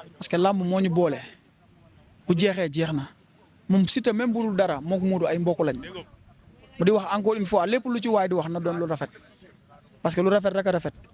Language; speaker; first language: Wolof; native; Wolof